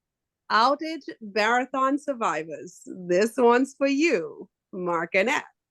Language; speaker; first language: English; native; English